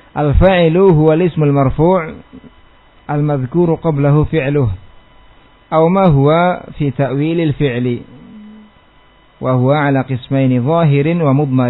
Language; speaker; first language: Arabic; non-native, fluent; Indonesian